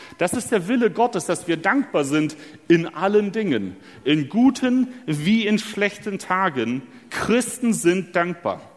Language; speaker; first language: German; early bilingual, other home language; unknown